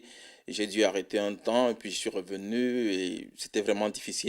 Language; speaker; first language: French; non-native, fluent; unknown